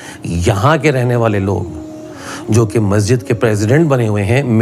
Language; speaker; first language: Urdu; native; Urdu